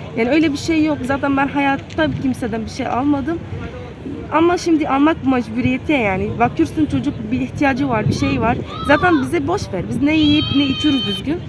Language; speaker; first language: Turkish; non-native, learner; Arabic